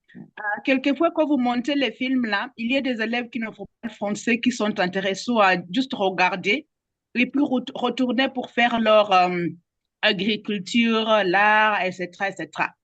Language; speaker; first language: French; non-native, fluent; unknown